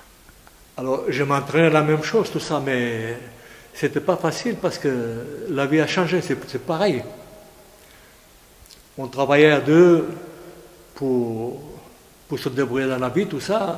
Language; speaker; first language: French; non-native, fluent; Greek